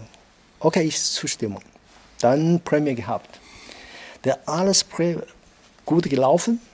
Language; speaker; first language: German; non-native, learner; Chinese